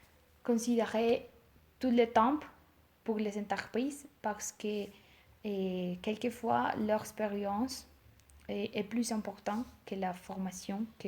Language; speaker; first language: French; non-native, learner; Spanish